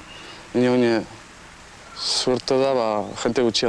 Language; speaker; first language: Basque; non-native, local second language; Spanish